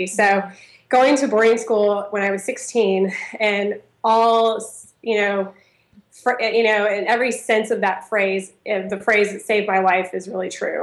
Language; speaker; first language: English; native; English